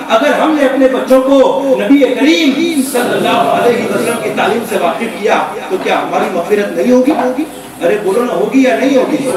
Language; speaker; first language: Hindi; non-native, local second language; Gujarati